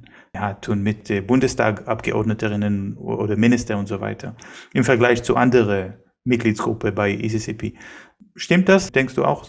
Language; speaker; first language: German; non-native, fluent; Hebrew